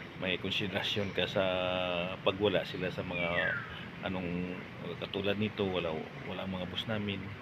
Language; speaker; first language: Filipino; non-native, local second language; Hiligaynon